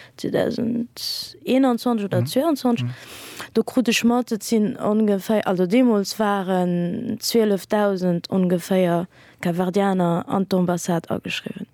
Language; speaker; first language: Luxembourgish; early bilingual, other home language; Kabuverdianu